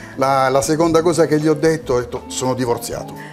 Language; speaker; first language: Italian; native; Italian